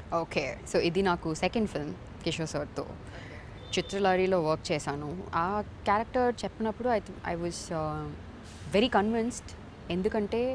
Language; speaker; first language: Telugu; non-native, learner; Tamil